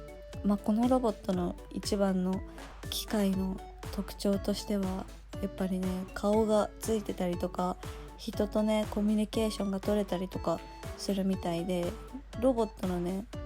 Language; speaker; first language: Japanese; native; Japanese